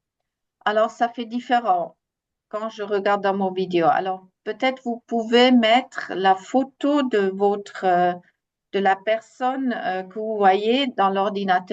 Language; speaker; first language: French; non-native, fluent; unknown